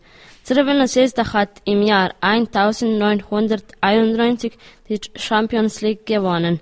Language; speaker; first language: German; early bilingual, other home language; Serbian